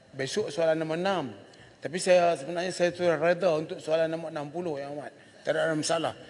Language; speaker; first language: Malay; native; Malay